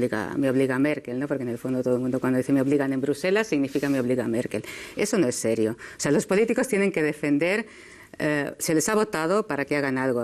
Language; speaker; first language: Spanish; native; Spanish